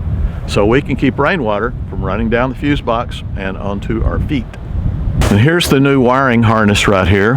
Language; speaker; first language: English; native; English